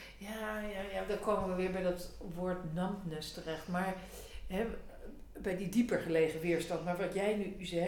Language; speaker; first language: Dutch; native; Dutch